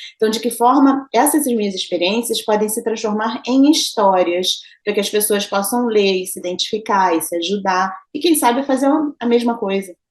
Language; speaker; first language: Portuguese; native; Portuguese